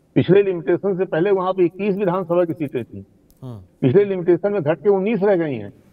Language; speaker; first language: Hindi; native; Hindi